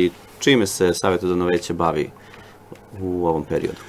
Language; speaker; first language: Serbian; native; Serbian